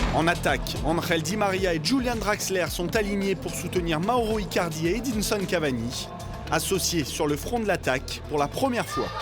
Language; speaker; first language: French; native; French